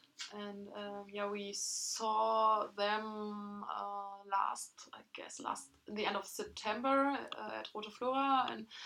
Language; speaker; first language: English; non-native, fluent; German